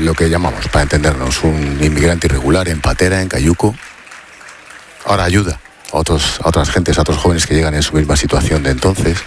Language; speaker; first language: Spanish; native; Spanish